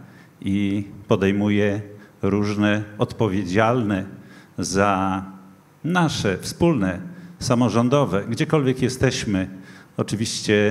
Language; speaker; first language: Polish; native; Polish